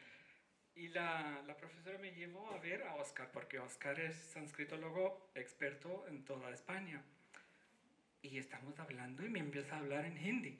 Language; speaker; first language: Spanish; non-native, fluent; Hindi